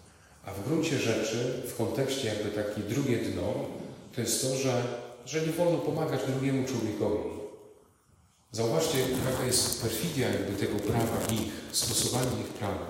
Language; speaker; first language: Polish; native; Polish